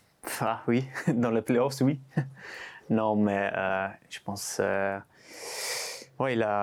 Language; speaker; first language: French; non-native, local second language; Dutch